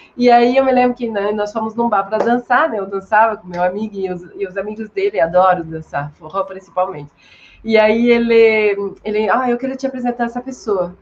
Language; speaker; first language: Portuguese; non-native, fluent; French